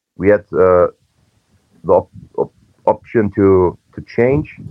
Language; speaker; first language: English; non-native, fluent; German